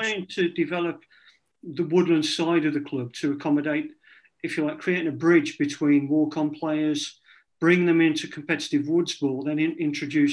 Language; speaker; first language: English; native; English